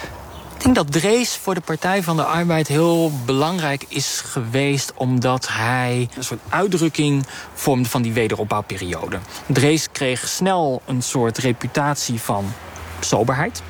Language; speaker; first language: Dutch; native; Dutch